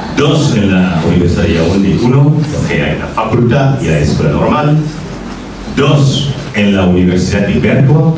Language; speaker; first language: Spanish; non-native, fluent; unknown